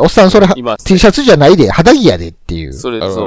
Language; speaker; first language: Japanese; native; Japanese